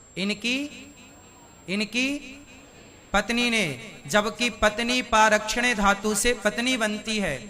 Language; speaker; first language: Hindi; native; Hindi